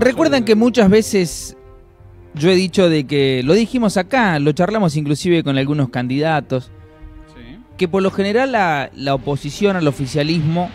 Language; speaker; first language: Spanish; native; Spanish